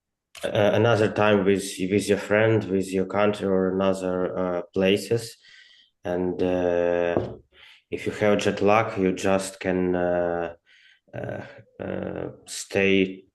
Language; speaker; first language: English; non-native, learner; Ukrainian